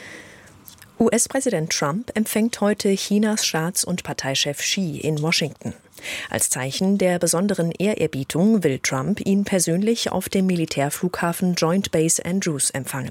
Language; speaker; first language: German; native; German